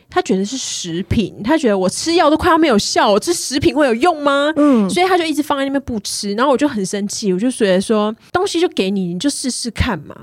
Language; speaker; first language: Chinese; native; Chinese